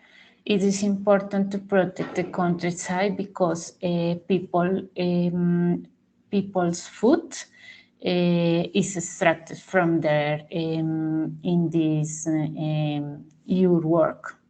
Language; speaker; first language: English; non-native, learner; Spanish